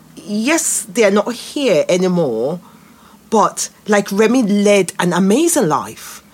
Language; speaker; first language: English; non-native, local second language; Yoruba